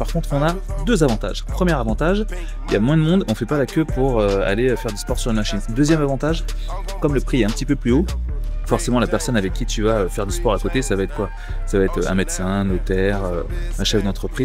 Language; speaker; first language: French; native; French